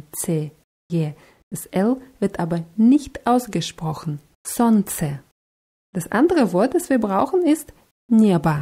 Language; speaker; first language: German; non-native, fluent; Russian